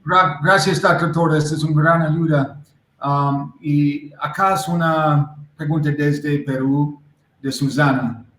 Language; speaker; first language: Spanish; non-native, learner; English